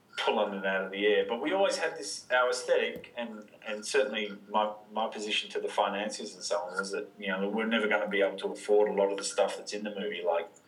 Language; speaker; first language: English; native; English